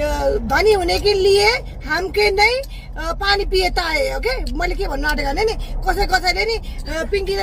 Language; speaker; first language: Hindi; non-native, learner; Nepali